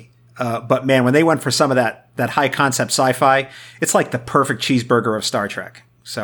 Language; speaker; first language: English; native; English